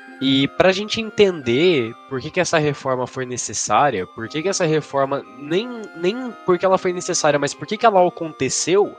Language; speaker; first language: Portuguese; native; Portuguese